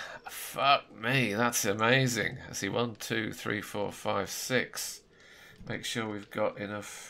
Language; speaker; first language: English; native; English